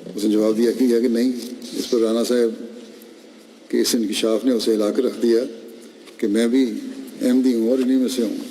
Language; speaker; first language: Urdu; native; Urdu